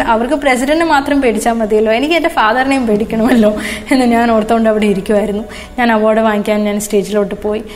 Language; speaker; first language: Malayalam; early bilingual, other home language; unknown